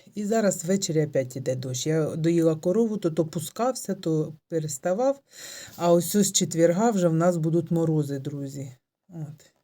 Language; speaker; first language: Ukrainian; native; Ukrainian